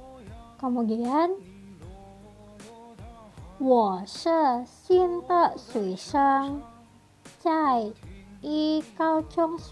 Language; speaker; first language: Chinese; non-native, fluent; Indonesian